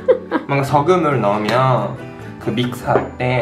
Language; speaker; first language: Korean; non-native, fluent; Japanese